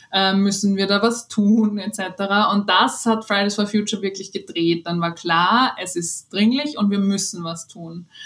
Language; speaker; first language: German; native; German